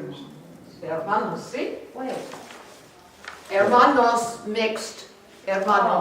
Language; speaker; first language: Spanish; non-native, fluent; English